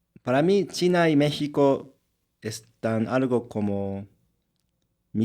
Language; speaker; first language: Spanish; non-native, learner; Japanese